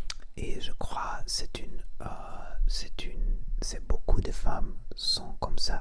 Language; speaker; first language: French; non-native, learner; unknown